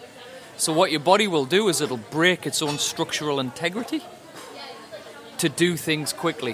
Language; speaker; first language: English; native; English